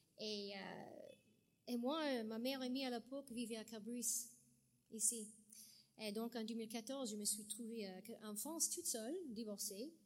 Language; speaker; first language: French; non-native, fluent; English